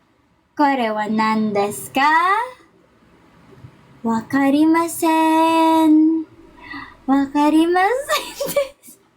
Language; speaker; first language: Japanese; non-native, learner; Filipino